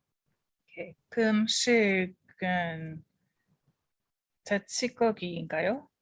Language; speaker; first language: Korean; non-native, learner; English